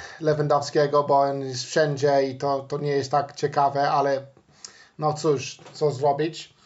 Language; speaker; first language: Polish; non-native, fluent; English